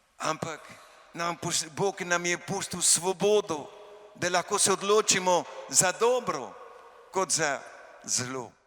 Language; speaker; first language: Slovenian; early bilingual, heritage; Slovenian